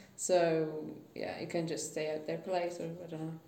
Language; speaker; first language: English; non-native, fluent; Italian